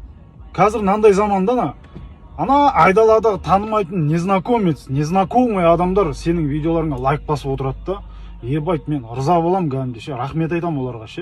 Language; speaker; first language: Kazakh; native; Kazakh